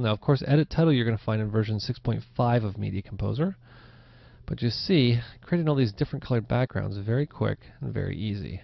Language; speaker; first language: English; native; English